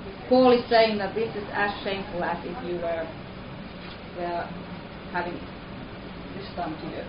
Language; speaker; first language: English; non-native, fluent; Finnish